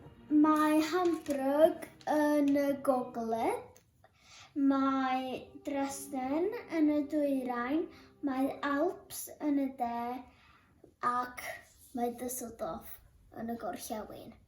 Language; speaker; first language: Welsh; non-native, local second language; English